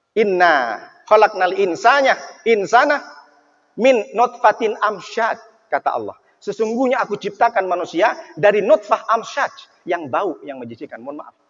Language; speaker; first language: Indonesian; non-native, local second language; Madurese